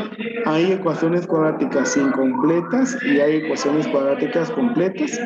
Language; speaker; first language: Spanish; native; Spanish